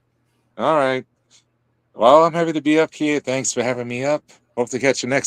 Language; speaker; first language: English; native; English